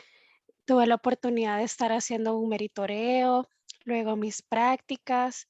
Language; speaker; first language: Spanish; native; Spanish